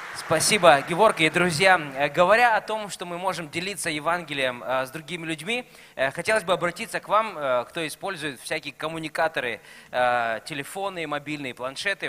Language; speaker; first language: Russian; native; Russian